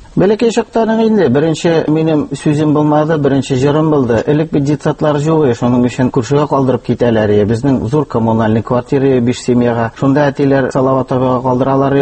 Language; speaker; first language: Tatar; native; Tatar